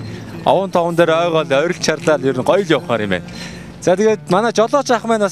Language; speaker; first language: Mongolian; native; Mongolian